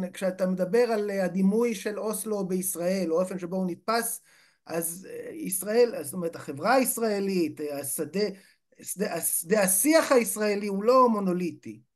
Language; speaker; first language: Hebrew; native; Hebrew